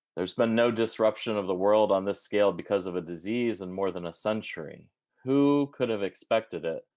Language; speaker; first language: English; native; English